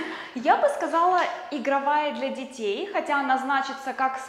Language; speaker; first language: Russian; native; Russian